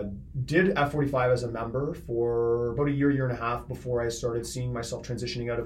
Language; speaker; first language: English; native; English